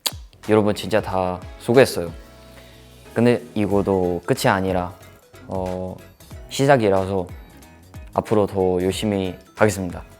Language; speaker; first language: Korean; non-native, fluent; Chinese